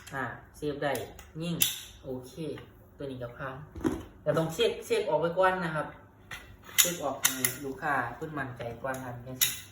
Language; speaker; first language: Thai; native; Thai